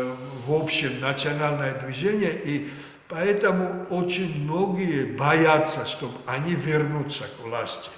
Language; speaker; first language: Russian; non-native, local second language; Georgian